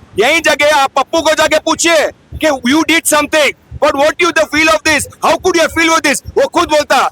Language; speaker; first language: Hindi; non-native, local second language; Tamil